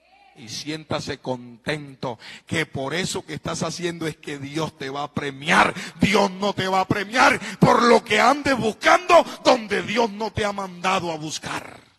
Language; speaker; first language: Spanish; native; Spanish